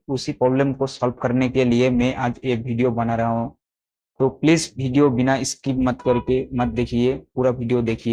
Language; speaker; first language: Hindi; non-native, local second language; Bangla